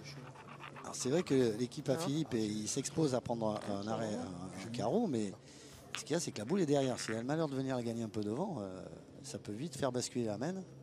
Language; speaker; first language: French; native; French